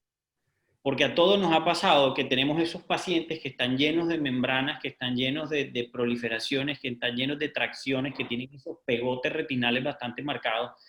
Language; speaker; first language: Spanish; native; Spanish